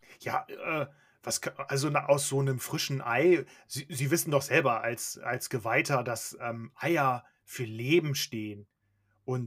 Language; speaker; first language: German; native; German